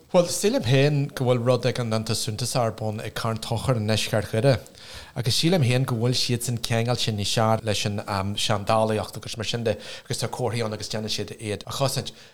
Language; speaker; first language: Irish; non-native, local second language; English